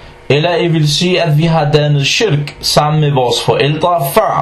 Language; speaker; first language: Danish; non-native, fluent; Arabic